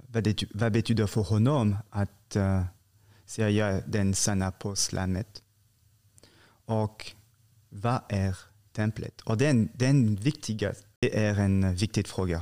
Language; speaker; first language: Swedish; non-native, fluent; French